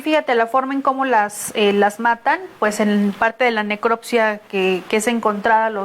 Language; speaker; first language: Spanish; native; Spanish